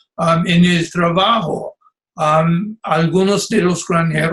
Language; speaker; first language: Spanish; non-native, fluent; English